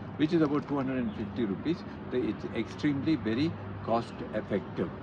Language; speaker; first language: English; non-native, local second language; Kannada